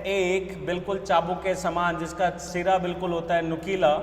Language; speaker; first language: Hindi; native; Hindi